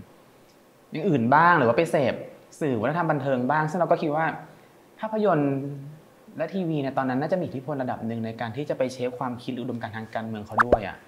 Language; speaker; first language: Thai; native; Thai